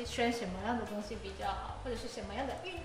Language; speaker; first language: Chinese; non-native, learner; Japanese